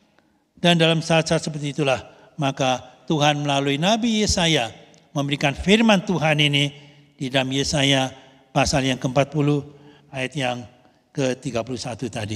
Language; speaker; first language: Indonesian; native; Indonesian